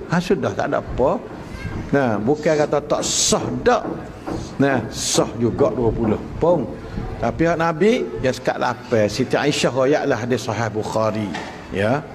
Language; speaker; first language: Malay; native; Malay